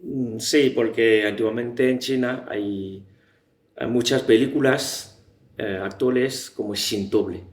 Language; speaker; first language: Spanish; non-native, learner; Chinese